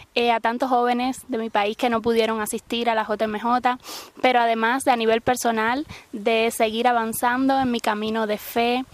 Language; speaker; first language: Spanish; native; Spanish